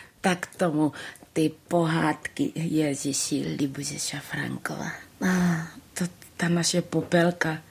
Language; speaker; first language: Czech; early bilingual, other home language; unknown